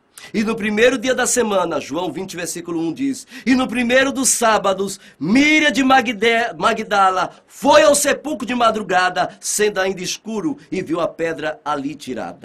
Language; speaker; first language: Portuguese; native; Portuguese